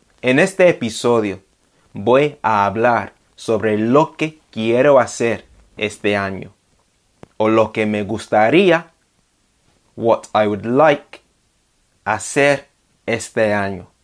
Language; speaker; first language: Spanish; non-native, fluent; English